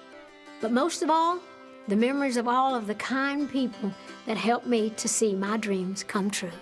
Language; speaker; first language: English; native; English